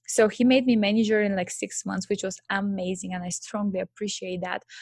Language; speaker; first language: English; non-native, fluent; Bulgarian